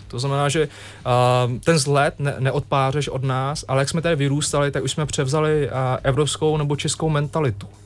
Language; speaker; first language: Czech; early bilingual, other home language; Vietnamese